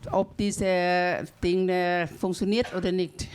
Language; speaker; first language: German; non-native, learner; Thai